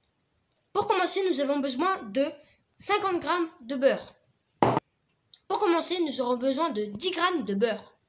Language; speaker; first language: French; native; French